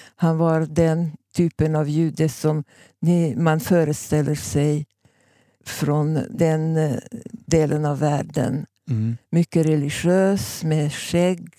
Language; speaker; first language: Swedish; non-native, fluent; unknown